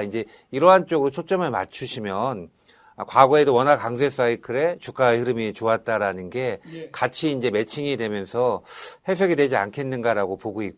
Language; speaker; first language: Korean; native; Korean